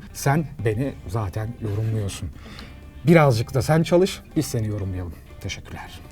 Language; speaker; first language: Turkish; native; Turkish